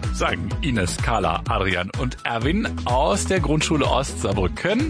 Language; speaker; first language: German; native; German